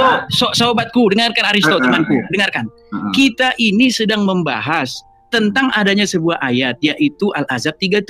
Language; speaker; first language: Indonesian; native; Indonesian